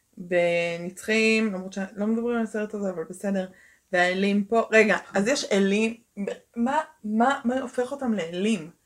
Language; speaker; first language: Hebrew; early bilingual, other home language; Russian